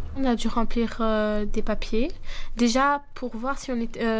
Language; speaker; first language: French; native; French